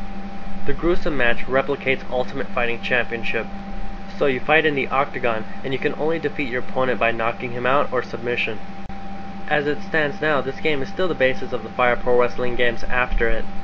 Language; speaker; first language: English; native; English